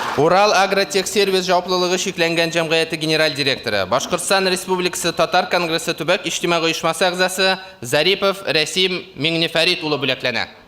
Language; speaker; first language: Tatar; native; Tatar